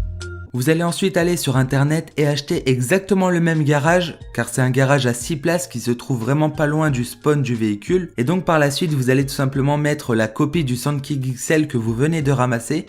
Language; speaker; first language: French; native; French